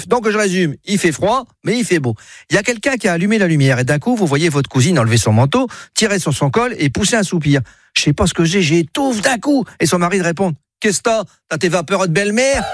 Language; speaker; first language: French; native; French